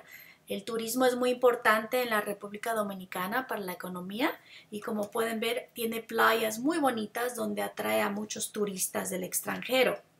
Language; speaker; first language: Spanish; non-native, fluent; English